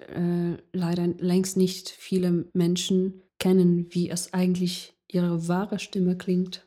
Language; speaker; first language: German; non-native, fluent; Ukrainian